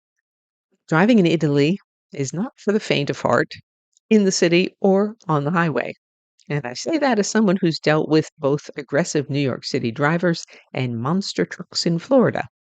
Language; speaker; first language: English; native; English